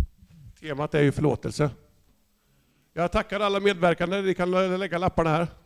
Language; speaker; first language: Swedish; native; Swedish